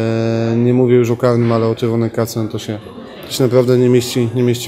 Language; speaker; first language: Polish; native; Polish